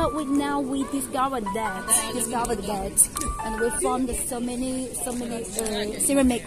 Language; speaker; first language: English; non-native, learner; Chinese